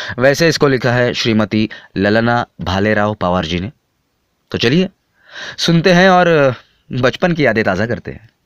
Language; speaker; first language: Hindi; non-native, local second language; Marathi